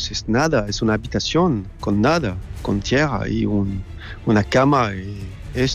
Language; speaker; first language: Spanish; non-native, learner; French